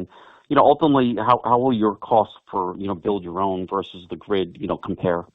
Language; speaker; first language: English; native; English